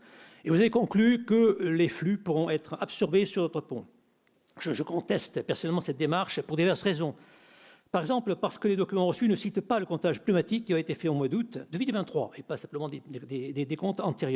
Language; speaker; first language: French; native; French